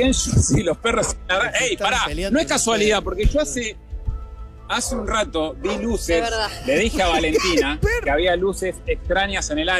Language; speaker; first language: Spanish; native; Spanish